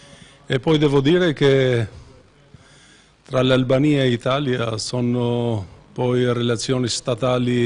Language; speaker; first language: Italian; non-native, fluent; Albanian